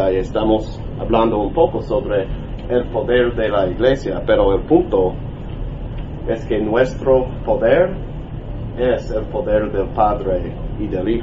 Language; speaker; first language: Spanish; non-native, learner; English